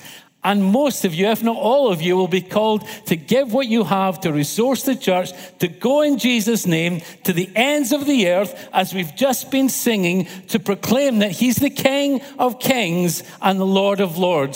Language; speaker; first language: English; native; English